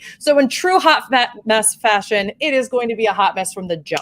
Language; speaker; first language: English; native; English